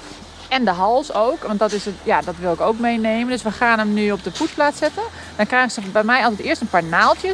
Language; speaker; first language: Dutch; native; Dutch